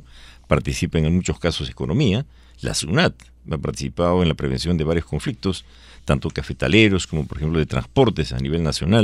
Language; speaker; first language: Spanish; native; Spanish